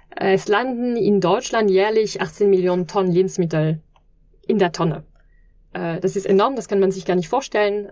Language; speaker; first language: German; non-native, fluent; French